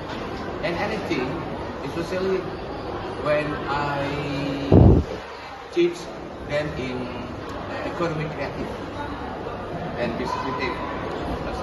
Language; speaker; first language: English; non-native, learner; Indonesian